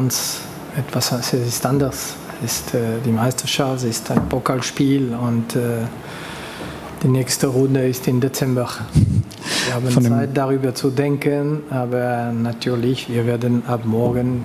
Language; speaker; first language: German; non-native, local second language; French